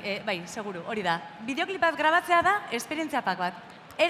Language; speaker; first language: Basque; native; Basque